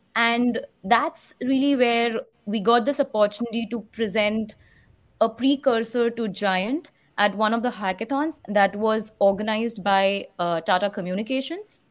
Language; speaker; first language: English; non-native, local second language; Hindi